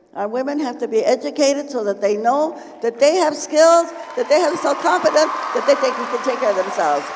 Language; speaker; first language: English; early bilingual, other home language; Spanish